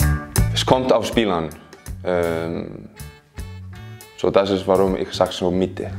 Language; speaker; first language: German; non-native, learner; Icelandic